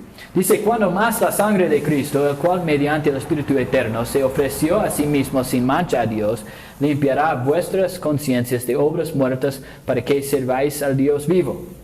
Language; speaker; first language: Spanish; non-native, fluent; English